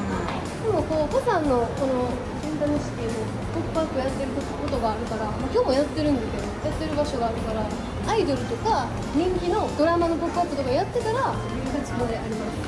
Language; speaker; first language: Japanese; native; Japanese